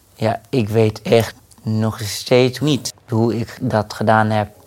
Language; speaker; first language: Dutch; non-native, fluent; Fula